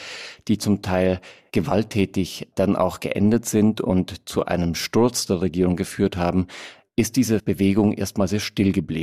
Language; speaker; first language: German; native; German